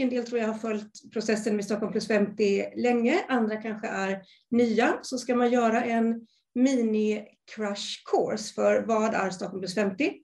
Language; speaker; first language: Swedish; native; Swedish